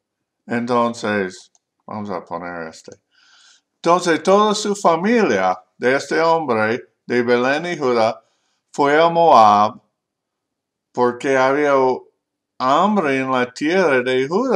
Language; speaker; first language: Spanish; non-native, learner; English